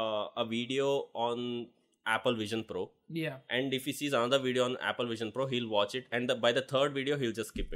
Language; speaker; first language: English; non-native, local second language; Kannada